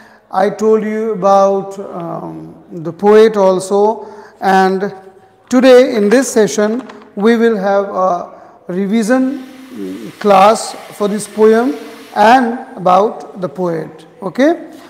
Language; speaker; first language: English; non-native, local second language; Hindi